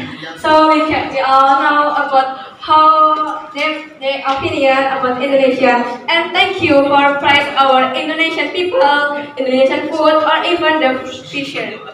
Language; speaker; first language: English; non-native, learner; Indonesian